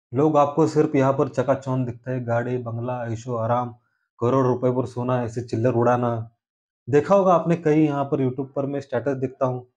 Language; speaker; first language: Hindi; non-native, local second language; Marathi